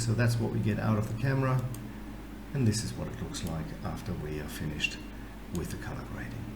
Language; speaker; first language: English; native; English